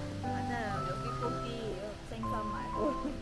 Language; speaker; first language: Korean; non-native, learner; Vietnamese